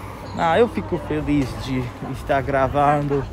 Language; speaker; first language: Portuguese; non-native, fluent; Italian